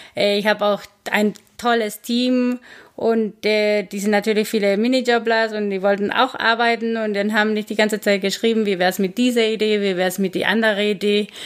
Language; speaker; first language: German; non-native, fluent; Spanish